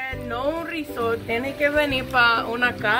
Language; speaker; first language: Spanish; non-native, fluent; English